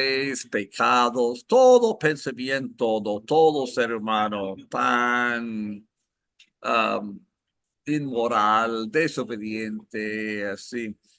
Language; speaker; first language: Spanish; non-native, fluent; English